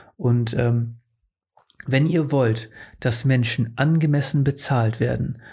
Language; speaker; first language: German; early bilingual, other home language; Portuguese